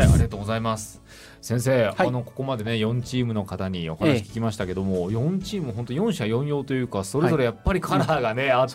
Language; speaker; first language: Japanese; native; Japanese